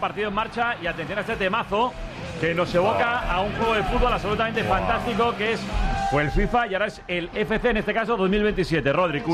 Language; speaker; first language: Spanish; native; Spanish